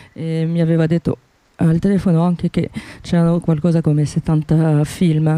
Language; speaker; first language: Italian; non-native, fluent; French